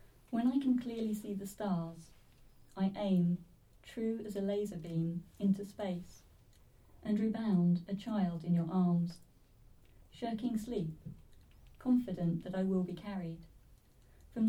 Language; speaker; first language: English; native; English